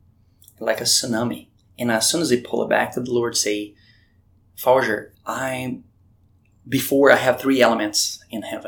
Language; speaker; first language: English; non-native, fluent; Portuguese